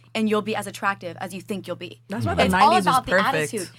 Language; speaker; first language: English; native; English